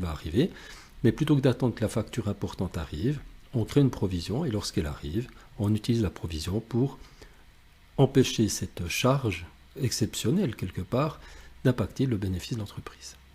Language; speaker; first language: French; native; French